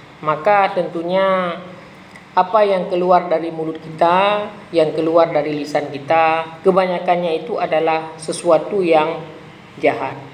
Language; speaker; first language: Indonesian; non-native, local second language; Achinese